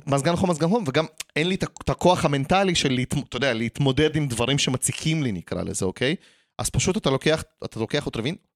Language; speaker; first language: Hebrew; early bilingual, other home language; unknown